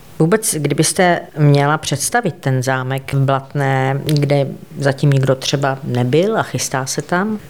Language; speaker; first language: Czech; native; Czech